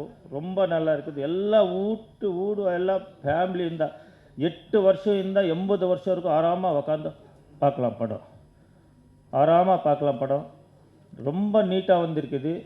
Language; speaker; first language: Tamil; non-native, learner; Kannada